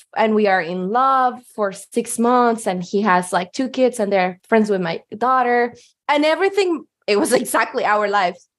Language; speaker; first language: English; non-native, fluent; Spanish